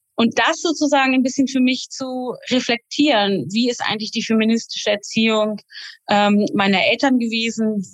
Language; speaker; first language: German; native; German